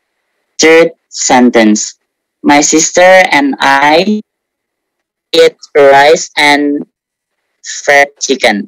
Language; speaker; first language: English; non-native, learner; Indonesian